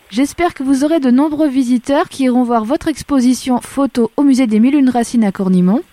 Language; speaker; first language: French; native; French